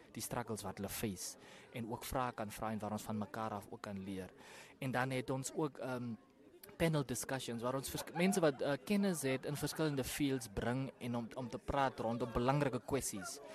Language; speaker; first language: Afrikaans; non-native, local second language; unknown